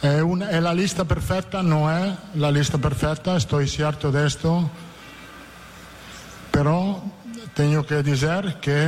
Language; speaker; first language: Spanish; non-native, learner; Italian